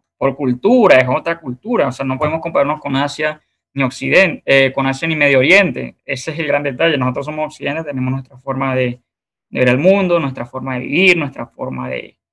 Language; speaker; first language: Spanish; native; Spanish